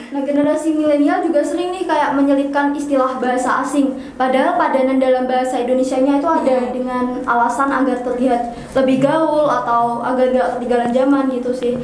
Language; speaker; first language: Indonesian; non-native, local second language; Javanese